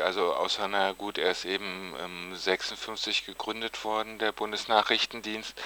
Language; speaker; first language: German; native; German